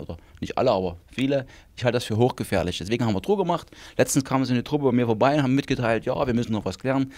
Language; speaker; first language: German; native; German